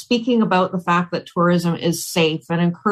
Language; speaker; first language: English; native; English